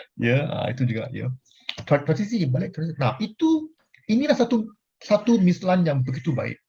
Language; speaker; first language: Malay; non-native, local second language; Chinese